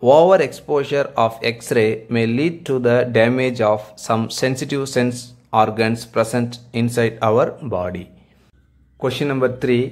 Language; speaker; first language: English; non-native, local second language; Tamil